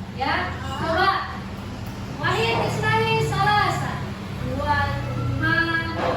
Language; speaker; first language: Arabic; non-native, fluent; Indonesian